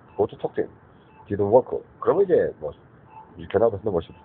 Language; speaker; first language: English; non-native, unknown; Korean